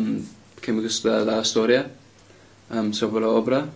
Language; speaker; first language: Spanish; non-native, learner; English